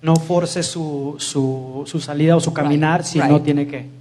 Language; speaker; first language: Spanish; native; Spanish